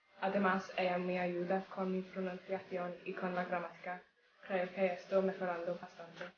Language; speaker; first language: Spanish; non-native, learner; English